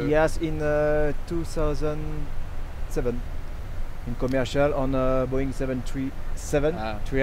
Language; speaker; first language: English; non-native, learner; French